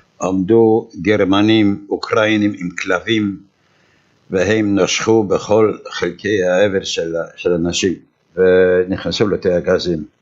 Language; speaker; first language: Hebrew; non-native, fluent; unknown